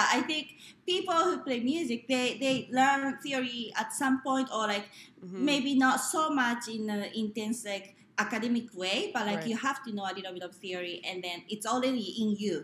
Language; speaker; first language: English; non-native, fluent; Japanese